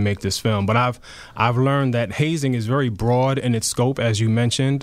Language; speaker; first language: English; native; English